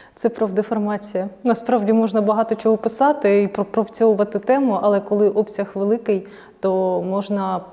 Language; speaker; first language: Ukrainian; native; Ukrainian